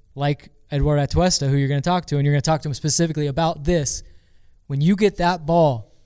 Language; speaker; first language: English; native; English